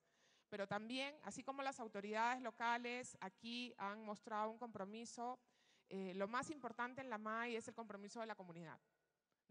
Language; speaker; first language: Spanish; native; Spanish